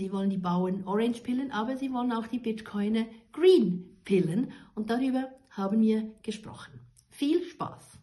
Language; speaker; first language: German; native; German